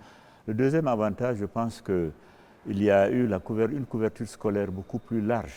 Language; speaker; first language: French; non-native, local second language; Fula